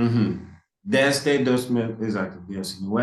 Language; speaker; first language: Spanish; non-native, fluent; English